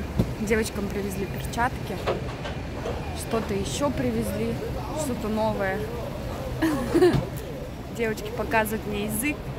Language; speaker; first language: Russian; native; Russian